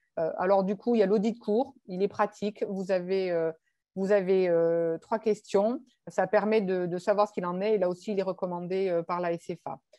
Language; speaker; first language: French; native; French